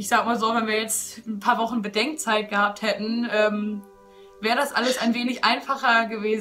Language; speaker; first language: German; native; German